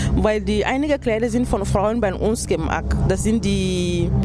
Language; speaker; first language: German; non-native, learner; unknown